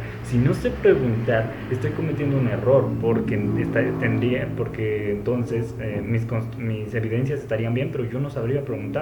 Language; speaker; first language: Spanish; native; Spanish